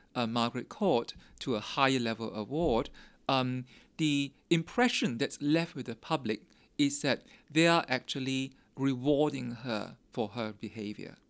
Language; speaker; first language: English; non-native, local second language; Min Nan Chinese